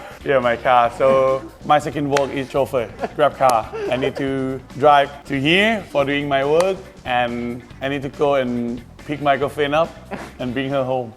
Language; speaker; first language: English; non-native, learner; Thai